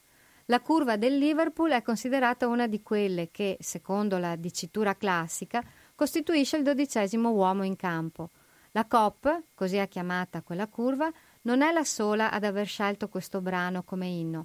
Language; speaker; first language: Italian; native; Italian